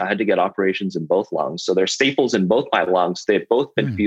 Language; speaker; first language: English; non-native, local second language; Cantonese